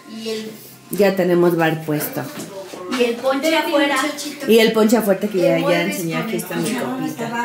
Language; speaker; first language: Spanish; non-native, fluent; English